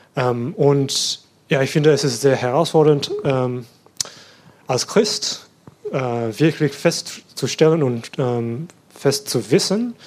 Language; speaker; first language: German; non-native, learner; English